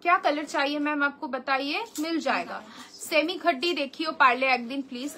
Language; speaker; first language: Hindi; non-native, local second language; Bangla